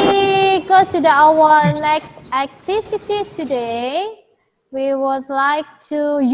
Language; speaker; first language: English; non-native, fluent; Indonesian